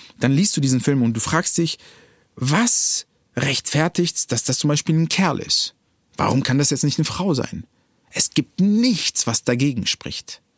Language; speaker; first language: German; early bilingual, other home language; Arabic